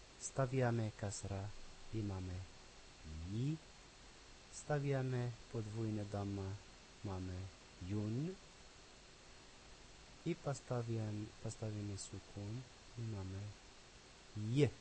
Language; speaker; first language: Polish; non-native, learner; Arabic